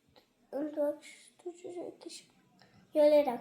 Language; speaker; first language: Albanian; early bilingual, heritage; Albanian